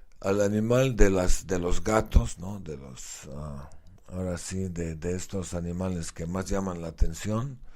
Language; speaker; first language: Spanish; non-native, fluent; Slovenian